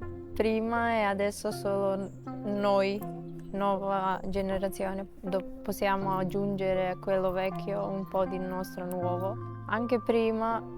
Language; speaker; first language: Italian; non-native, fluent; Macedonian